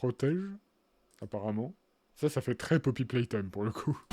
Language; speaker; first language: French; native; French